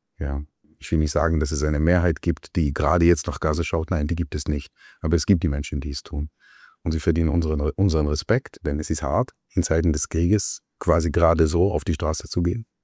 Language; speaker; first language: German; non-native, fluent; Hebrew